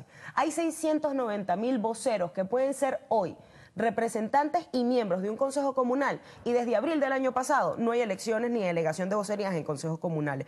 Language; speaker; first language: Spanish; native; Spanish